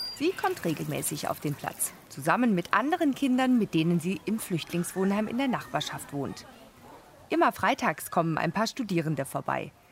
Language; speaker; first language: German; native; German